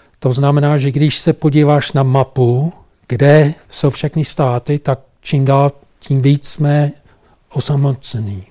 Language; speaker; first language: Czech; non-native, fluent; English